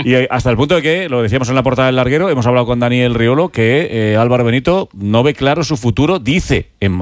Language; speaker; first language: Spanish; native; Spanish